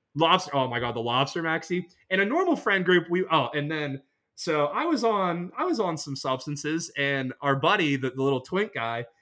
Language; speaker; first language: English; native; English